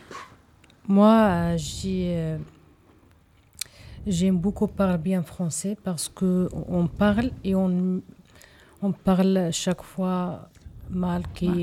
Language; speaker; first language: French; non-native, learner; Arabic